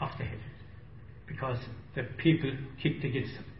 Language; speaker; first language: English; native; English